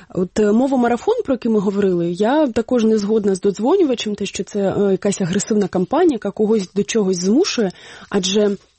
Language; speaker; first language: Ukrainian; native; Ukrainian